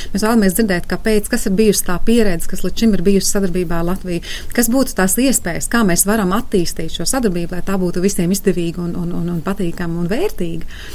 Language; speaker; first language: Latvian; native; Latvian